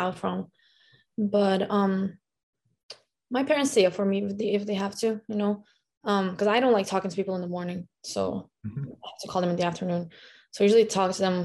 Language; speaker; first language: English; non-native, fluent; Lithuanian